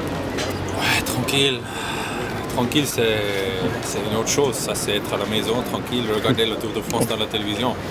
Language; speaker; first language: French; non-native, local second language; German